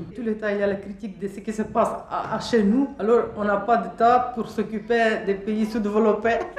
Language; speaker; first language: French; non-native, fluent; Russian